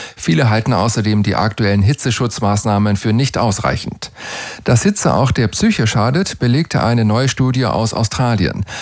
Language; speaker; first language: German; native; German